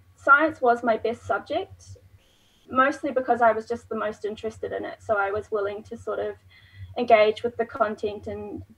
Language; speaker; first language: English; native; English